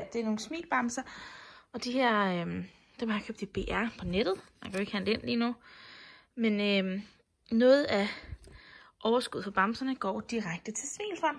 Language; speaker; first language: Danish; native; Danish